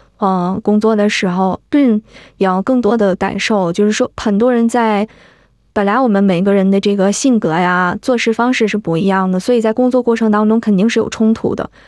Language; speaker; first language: Chinese; native; Chinese